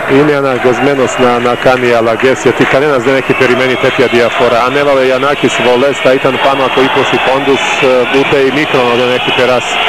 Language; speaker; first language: Greek; non-native, fluent; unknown